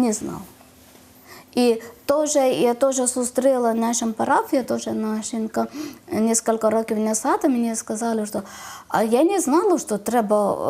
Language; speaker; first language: Ukrainian; non-native, learner; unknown